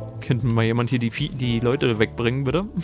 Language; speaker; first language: German; native; German